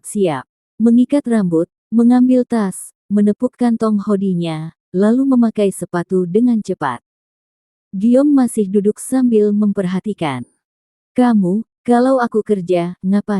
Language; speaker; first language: Indonesian; native; Indonesian